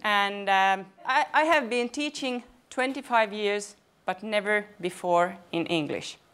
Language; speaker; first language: English; non-native, fluent; Finnish